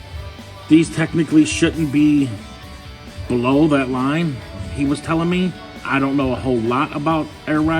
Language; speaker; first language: English; native; English